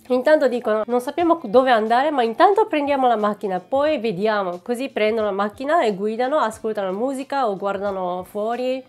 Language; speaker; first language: Italian; non-native, fluent; Japanese